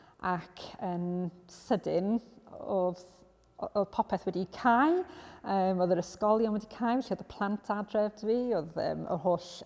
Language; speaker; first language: Welsh; non-native, local second language; English